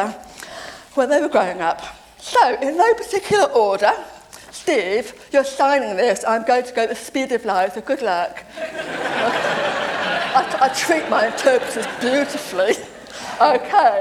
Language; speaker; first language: English; native; English